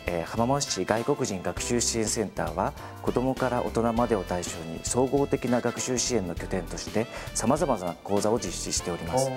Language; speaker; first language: Japanese; native; Japanese